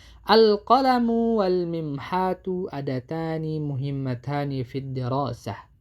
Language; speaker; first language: Arabic; non-native, fluent; Indonesian